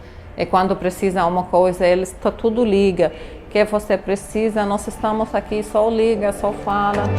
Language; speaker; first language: Portuguese; non-native, learner; Arabic